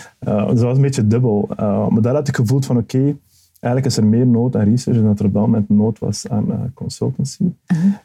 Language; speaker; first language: Dutch; early bilingual, other home language; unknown